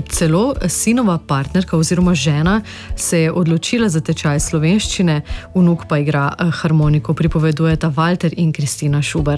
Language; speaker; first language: Slovenian; native; Slovenian